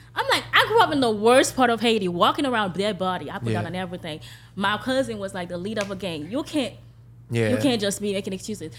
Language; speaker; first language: English; early bilingual, other home language; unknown